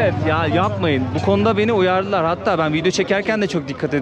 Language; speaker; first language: Turkish; native; Turkish